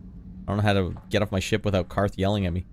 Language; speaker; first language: English; native; English